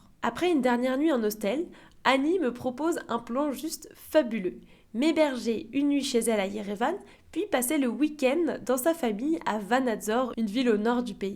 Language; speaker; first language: French; native; French